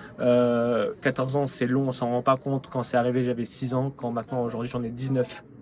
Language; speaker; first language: French; native; French